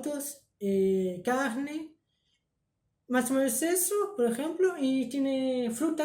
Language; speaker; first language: Spanish; early bilingual, heritage; Spanish